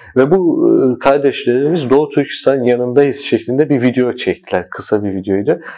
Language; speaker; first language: Turkish; early bilingual, heritage; Turkish